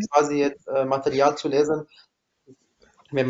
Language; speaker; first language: German; non-native, fluent; Arabic